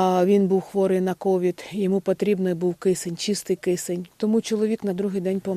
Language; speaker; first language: Polish; non-native, learner; Ukrainian